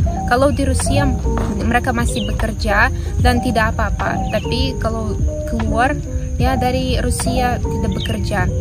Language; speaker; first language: Indonesian; non-native, fluent; Russian